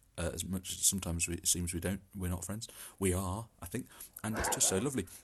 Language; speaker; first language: English; native; English